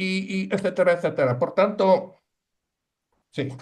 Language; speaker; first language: Spanish; non-native, fluent; Polish